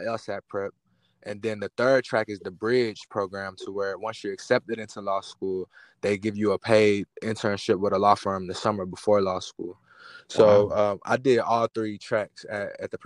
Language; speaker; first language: English; native; English